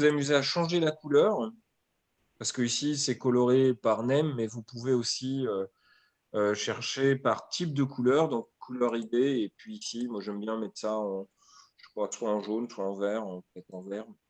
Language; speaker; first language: French; native; French